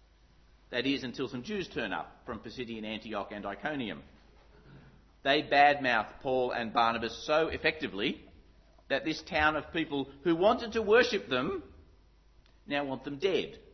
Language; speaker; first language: English; native; English